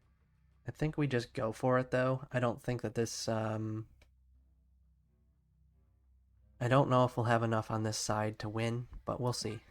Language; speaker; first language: English; native; English